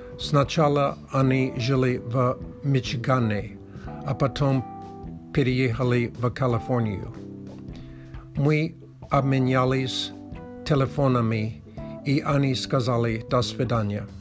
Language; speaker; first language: Russian; non-native, learner; English